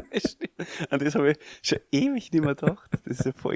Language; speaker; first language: German; native; German